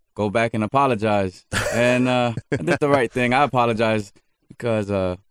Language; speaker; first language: English; native; English